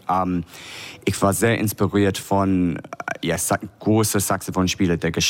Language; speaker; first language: German; non-native, fluent; English